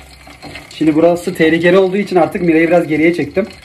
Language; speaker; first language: Turkish; native; Turkish